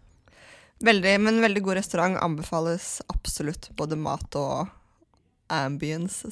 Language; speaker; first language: Norwegian; native; Norwegian